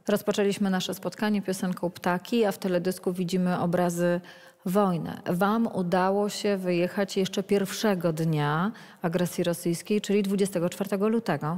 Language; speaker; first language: Polish; native; Polish